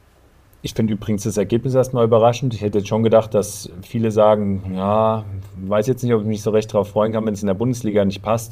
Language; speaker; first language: German; native; German